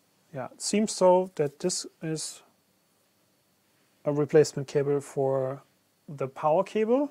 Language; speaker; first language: English; non-native, fluent; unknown